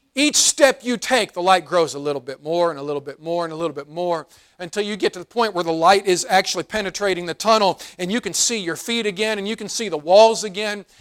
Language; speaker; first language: English; native; English